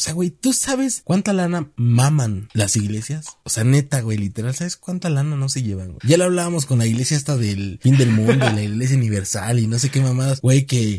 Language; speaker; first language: Spanish; native; Spanish